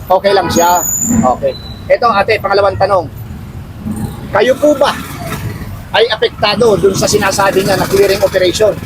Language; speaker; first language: Filipino; native; Filipino